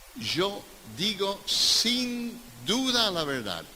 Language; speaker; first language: Spanish; non-native, fluent; English